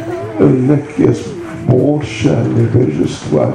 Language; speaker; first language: Russian; non-native, learner; English